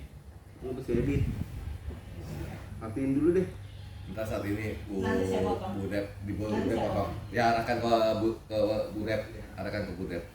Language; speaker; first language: Indonesian; native; Indonesian